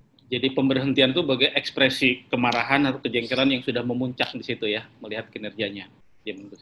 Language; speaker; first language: Indonesian; native; Indonesian